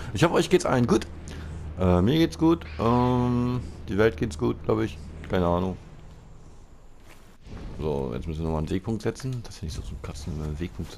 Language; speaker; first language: German; native; German